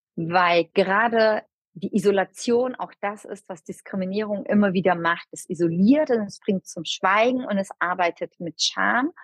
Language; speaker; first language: German; early bilingual, other home language; Turkish